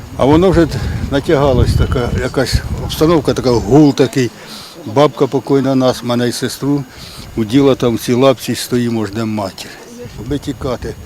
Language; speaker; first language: Ukrainian; native; Ukrainian